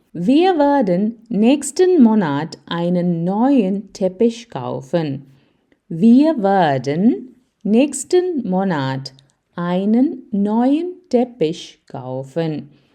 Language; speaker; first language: German; non-native, fluent; Malayalam